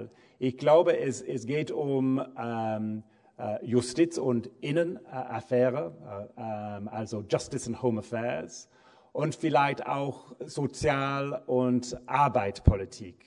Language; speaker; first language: German; non-native, fluent; English